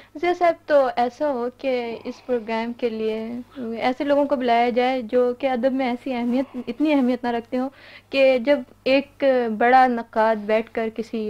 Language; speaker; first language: Urdu; native; Urdu